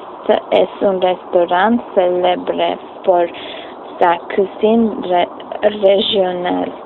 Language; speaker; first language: French; non-native, learner; English